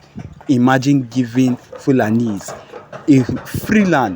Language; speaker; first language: English; native; English